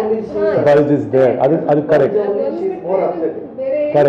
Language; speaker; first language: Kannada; non-native, fluent; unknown